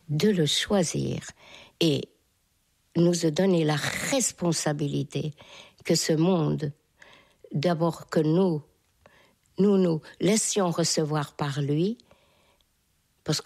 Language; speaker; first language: French; non-native, fluent; Hungarian